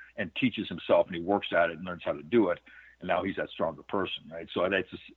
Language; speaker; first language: English; native; English